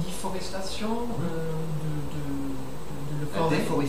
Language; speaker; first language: French; non-native, learner; English